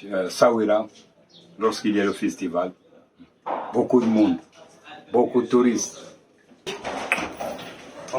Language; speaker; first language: French; non-native, local second language; Arabic